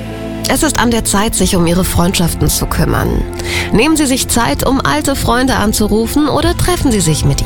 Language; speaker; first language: German; native; German